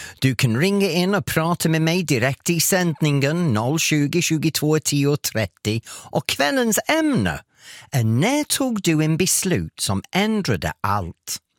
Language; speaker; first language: Swedish; non-native, fluent; English